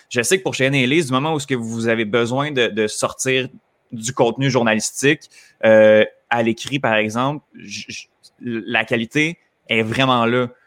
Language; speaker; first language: French; native; French